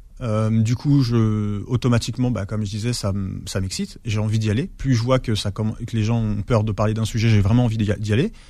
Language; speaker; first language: French; native; French